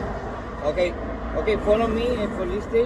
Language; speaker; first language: English; non-native, learner; Spanish